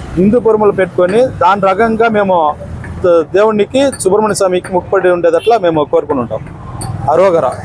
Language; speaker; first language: Telugu; non-native, local second language; Tamil